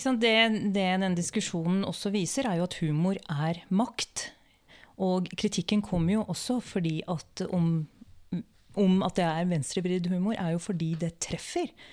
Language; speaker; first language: Norwegian; early bilingual, other home language; Urdu